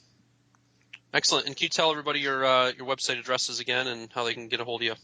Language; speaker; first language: English; native; English